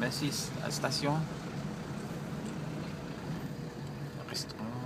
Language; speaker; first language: French; non-native, learner; English